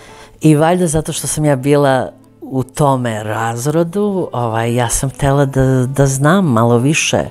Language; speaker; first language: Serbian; early bilingual, other home language; Croatian